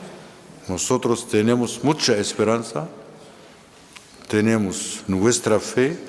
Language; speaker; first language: Spanish; non-native, fluent; Arabic